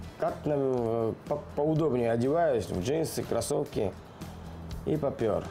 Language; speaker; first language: Russian; non-native, local second language; Georgian